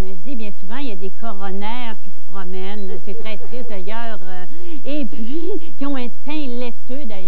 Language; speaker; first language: French; native; French